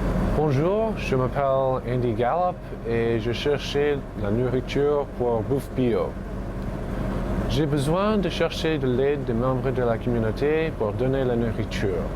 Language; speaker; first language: French; non-native, learner; English